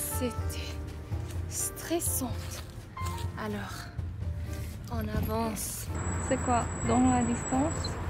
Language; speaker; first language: French; non-native, learner; English